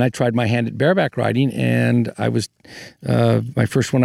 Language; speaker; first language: English; native; English